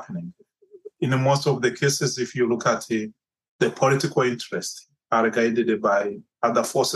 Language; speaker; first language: English; non-native, local second language; Kinyarwanda